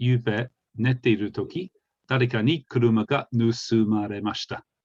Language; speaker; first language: Japanese; non-native, fluent; English